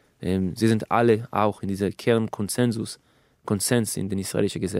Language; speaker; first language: German; non-native, fluent; Hebrew